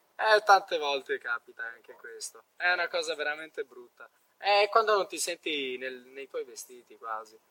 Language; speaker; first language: Italian; non-native, fluent; Polish